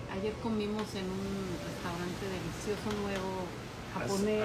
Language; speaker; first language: Spanish; early bilingual, other home language; Polish